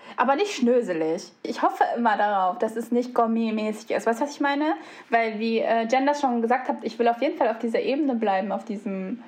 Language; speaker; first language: German; early bilingual, other home language; Turkish